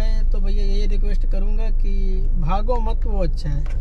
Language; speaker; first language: Hindi; native; Hindi